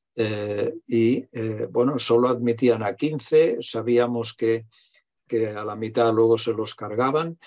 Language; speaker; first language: Spanish; native; Spanish